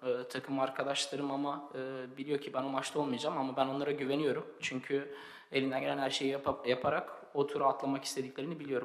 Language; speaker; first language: Turkish; early bilingual, heritage; Turkish